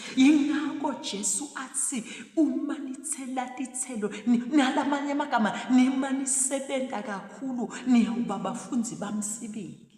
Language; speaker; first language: Zulu; non-native, local second language; Swati